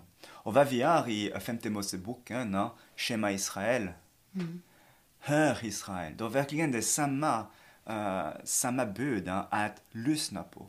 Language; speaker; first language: Swedish; non-native, fluent; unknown